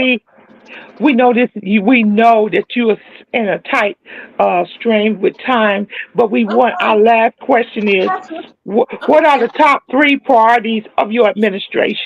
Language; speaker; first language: English; native; English